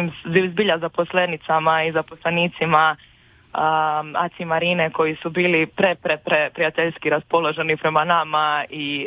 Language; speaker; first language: Croatian; native; Croatian